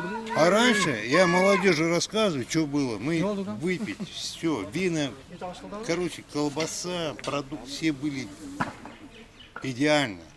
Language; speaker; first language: Russian; non-native, local second language; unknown